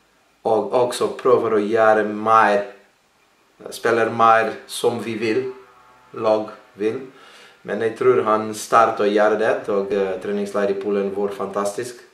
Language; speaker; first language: Norwegian; non-native, learner; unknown